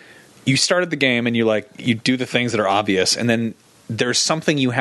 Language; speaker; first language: English; native; English